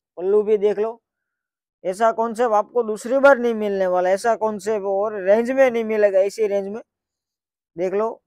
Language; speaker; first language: Hindi; non-native, local second language; Gujarati